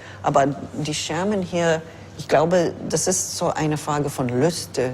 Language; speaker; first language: German; non-native, fluent; English